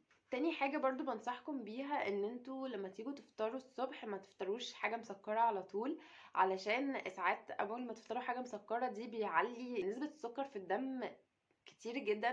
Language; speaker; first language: Arabic; native; Arabic